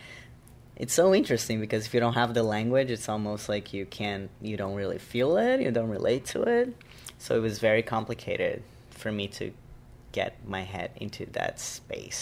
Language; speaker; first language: English; non-native, fluent; Portuguese